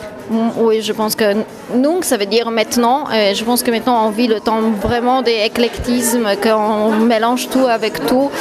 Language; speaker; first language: French; non-native, fluent; Polish